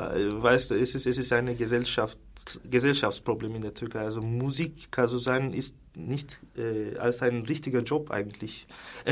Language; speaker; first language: German; non-native, fluent; Turkish